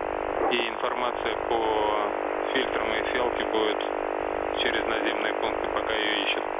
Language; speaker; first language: Russian; native; Russian